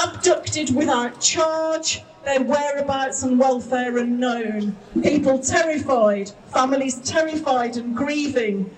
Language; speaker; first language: English; native; English